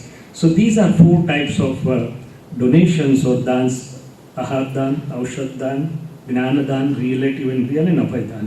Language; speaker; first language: English; non-native, local second language; Gujarati